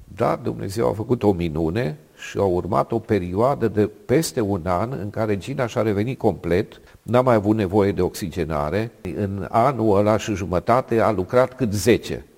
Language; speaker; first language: Romanian; native; Romanian